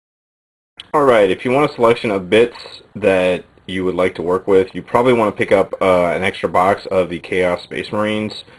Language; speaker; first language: English; native; English